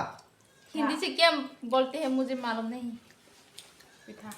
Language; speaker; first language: Hindi; non-native, local second language; Kok Borok